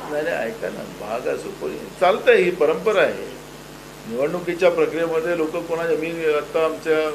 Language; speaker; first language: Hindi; non-native, local second language; Marathi